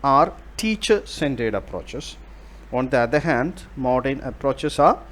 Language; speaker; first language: English; non-native, local second language; Malayalam